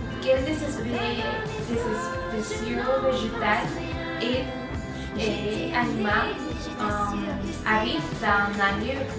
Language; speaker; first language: French; non-native, learner; Spanish